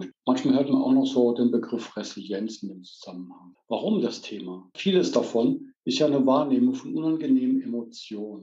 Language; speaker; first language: German; native; German